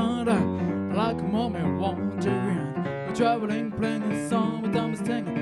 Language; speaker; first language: English; non-native, learner; French